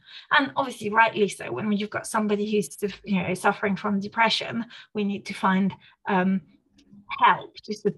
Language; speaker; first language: English; non-native, fluent; French